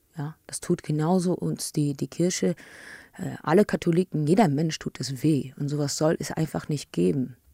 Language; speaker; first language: German; early bilingual, other home language; English